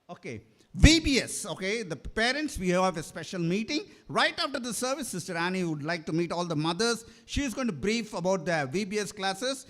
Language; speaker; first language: English; non-native, local second language; Kannada